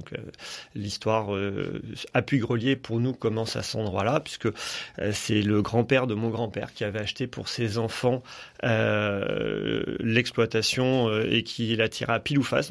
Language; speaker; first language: French; native; French